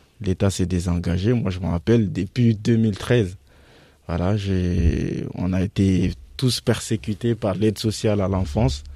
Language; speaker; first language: French; non-native, local second language; Fula